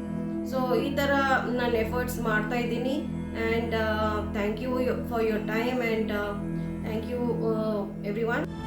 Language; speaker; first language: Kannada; non-native, local second language; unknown